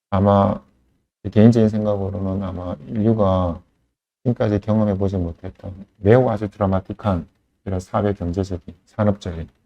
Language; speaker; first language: Korean; native; Korean